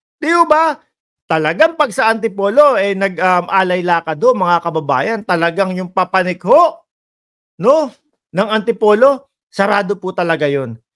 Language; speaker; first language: Filipino; native; Filipino